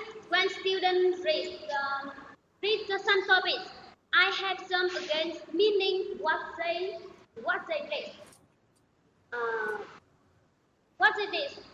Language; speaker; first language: English; non-native, learner; Vietnamese